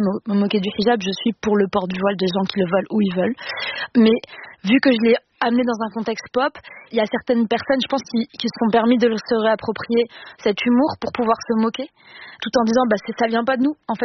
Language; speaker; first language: French; non-native, local second language; Arabic